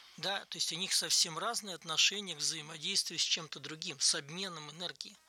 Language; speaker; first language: Russian; native; Russian